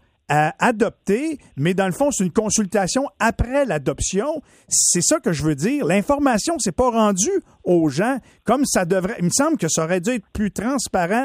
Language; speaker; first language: French; native; French